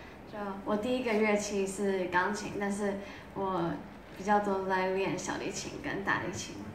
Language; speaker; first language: Chinese; early bilingual, heritage; Chinese